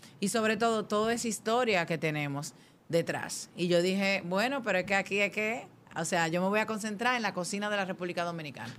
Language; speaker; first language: Spanish; native; Spanish